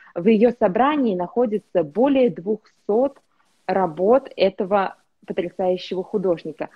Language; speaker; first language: Russian; native; Russian